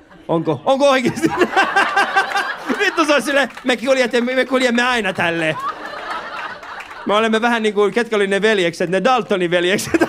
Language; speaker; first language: Finnish; early bilingual, other home language; Persian